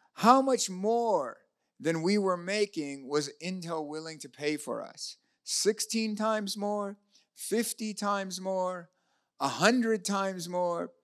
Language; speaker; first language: English; native; English